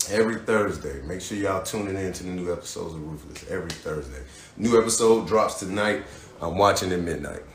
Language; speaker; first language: English; native; English